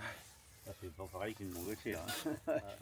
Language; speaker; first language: French; native; French